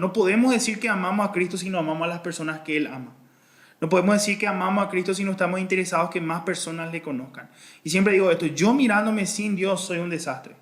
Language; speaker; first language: Spanish; native; Spanish